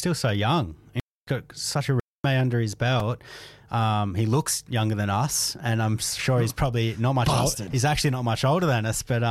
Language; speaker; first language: English; native; English